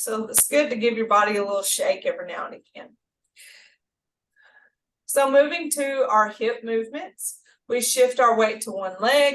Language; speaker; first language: English; native; English